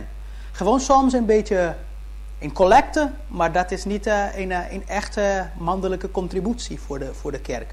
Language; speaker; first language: Dutch; early bilingual, heritage; Dutch